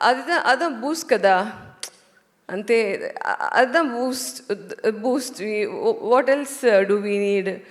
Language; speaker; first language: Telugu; non-native, learner; Tamil